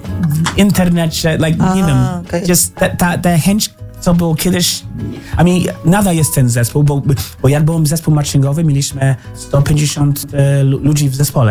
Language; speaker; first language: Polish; early bilingual, heritage; Polish